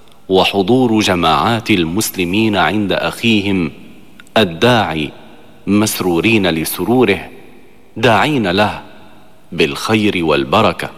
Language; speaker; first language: Arabic; native; Arabic